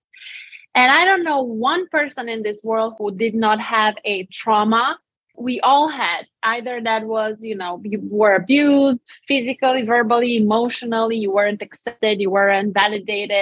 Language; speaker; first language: English; non-native, fluent; Romanian